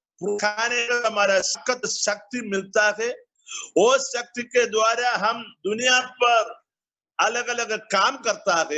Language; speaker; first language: Hindi; non-native, learner; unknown